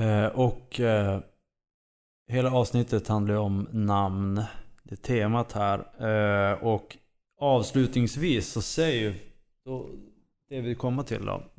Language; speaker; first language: Swedish; native; Swedish